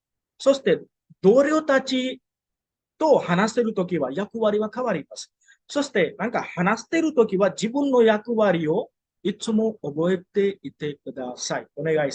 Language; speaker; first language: Japanese; non-native, fluent; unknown